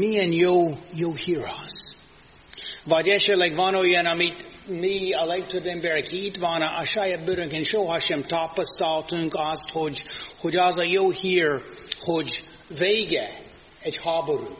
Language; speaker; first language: Hungarian; non-native, fluent; English